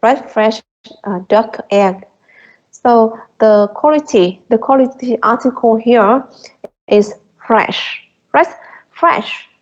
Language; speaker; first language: English; non-native, fluent; Vietnamese